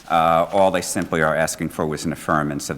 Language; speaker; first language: English; native; English